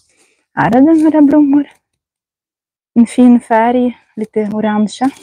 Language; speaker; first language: Swedish; non-native, fluent; Russian